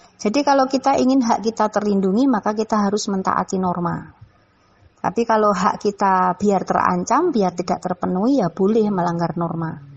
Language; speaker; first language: Indonesian; non-native, local second language; Javanese